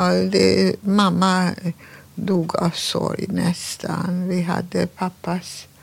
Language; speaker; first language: Swedish; non-native, fluent; Hungarian